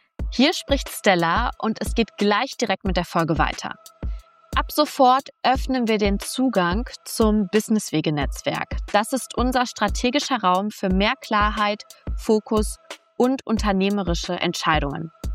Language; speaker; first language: German; native; German